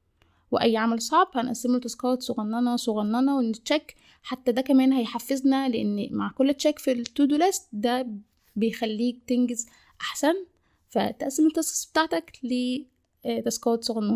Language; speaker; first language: Arabic; native; Arabic